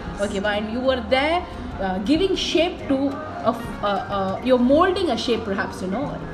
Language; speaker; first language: English; non-native, local second language; Tamil